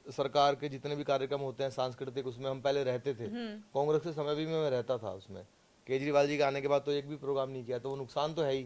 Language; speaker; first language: Hindi; native; Hindi